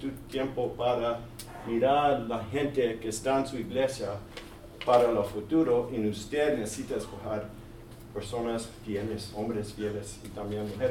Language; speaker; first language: Spanish; early bilingual, heritage; English